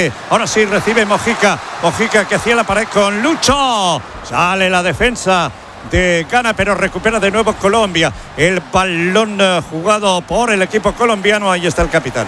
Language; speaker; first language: Spanish; native; Spanish